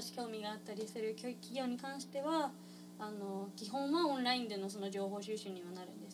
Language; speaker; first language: Japanese; native; Japanese